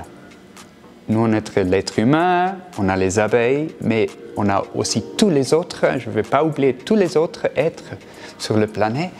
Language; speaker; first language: French; non-native, fluent; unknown